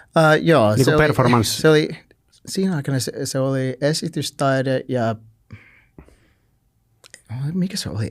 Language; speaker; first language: Finnish; non-native, learner; English